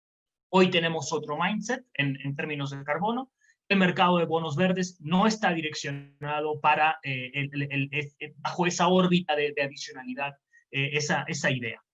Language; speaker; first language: Spanish; native; Spanish